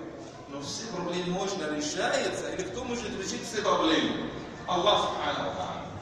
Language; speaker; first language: Russian; non-native, fluent; Arabic